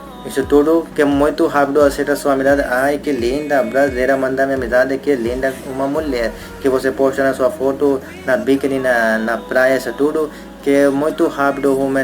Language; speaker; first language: Portuguese; non-native, learner; Hindi